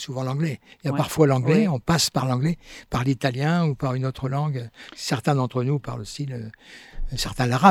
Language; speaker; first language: French; native; French